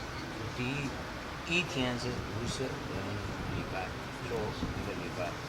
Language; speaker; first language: Chinese; non-native, learner; Punjabi